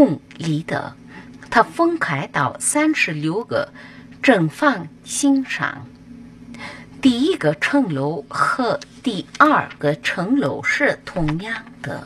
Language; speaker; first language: Chinese; non-native, fluent; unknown